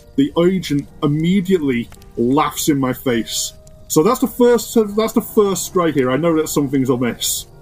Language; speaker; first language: English; native; English